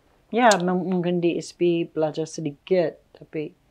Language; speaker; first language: Indonesian; non-native, fluent; English